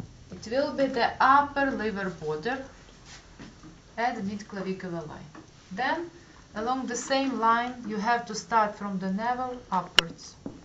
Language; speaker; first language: English; non-native, fluent; Ukrainian